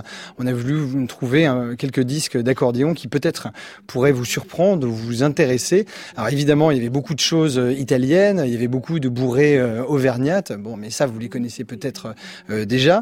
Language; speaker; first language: French; native; French